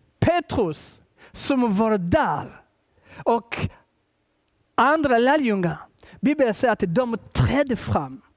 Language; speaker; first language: Swedish; non-native, fluent; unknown